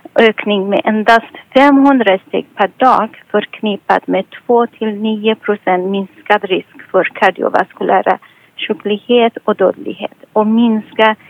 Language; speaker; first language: Swedish; non-native, fluent; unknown